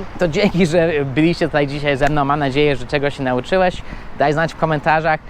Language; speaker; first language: Polish; non-native, fluent; English